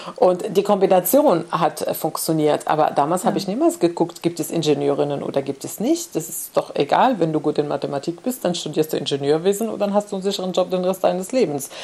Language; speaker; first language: German; non-native, fluent; Arabic